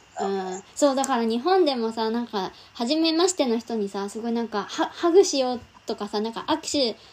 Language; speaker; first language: Japanese; native; Japanese